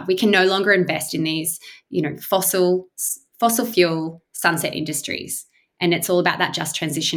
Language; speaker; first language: English; native; English